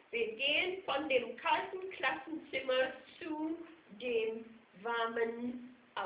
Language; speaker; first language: German; non-native, fluent; English